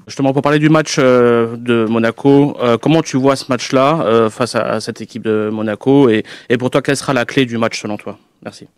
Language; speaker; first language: French; native; French